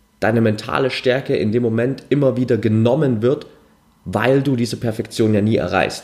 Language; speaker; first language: German; native; German